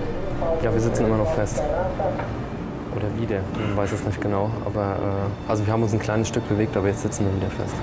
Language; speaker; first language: German; native; German